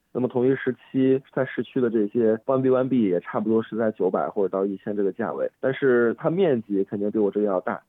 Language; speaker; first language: Chinese; native; Chinese